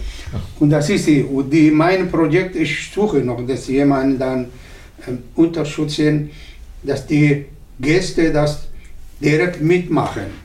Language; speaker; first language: German; non-native, learner; Arabic